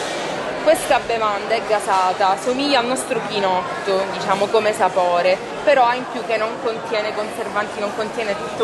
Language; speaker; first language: Italian; native; Italian